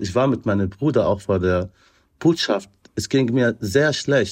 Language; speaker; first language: German; non-native, fluent; Arabic